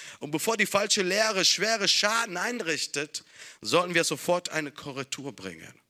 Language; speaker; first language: German; non-native, fluent; Italian